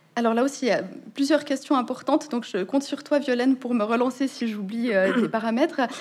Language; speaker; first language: French; native; French